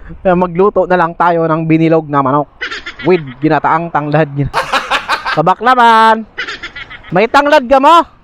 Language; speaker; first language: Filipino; non-native, local second language; Masbatenyo